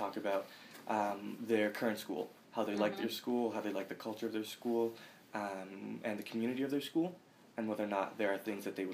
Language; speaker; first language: English; native; English